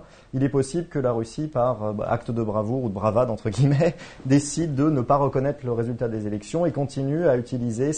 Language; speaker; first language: French; native; French